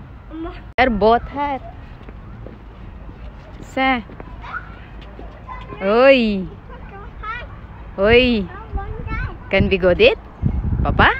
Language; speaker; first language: Norwegian; non-native, learner; Filipino